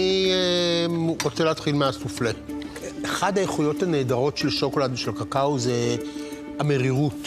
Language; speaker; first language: Hebrew; native; Hebrew